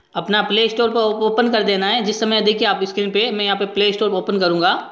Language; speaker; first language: Hindi; native; Hindi